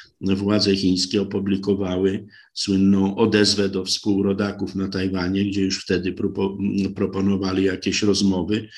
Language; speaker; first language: Polish; native; Polish